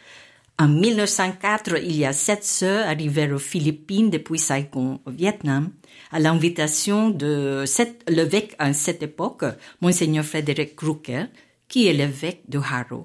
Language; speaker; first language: French; non-native, fluent; Filipino